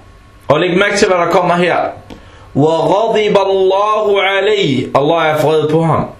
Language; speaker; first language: Danish; non-native, fluent; Arabic